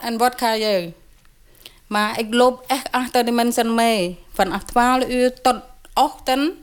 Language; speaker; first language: Dutch; non-native, learner; Khmer